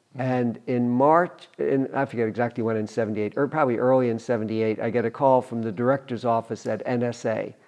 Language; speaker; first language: English; native; English